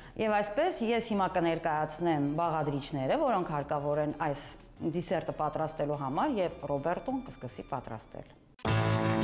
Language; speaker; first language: Armenian; native; Armenian